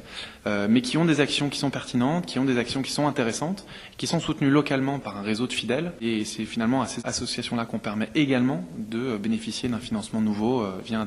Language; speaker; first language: French; native; French